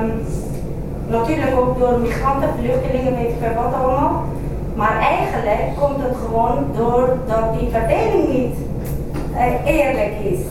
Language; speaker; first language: Dutch; non-native, fluent; Kurdish